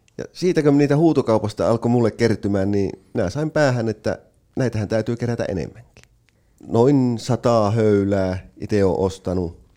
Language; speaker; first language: Finnish; native; Finnish